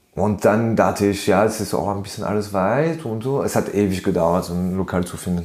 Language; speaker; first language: German; non-native, fluent; French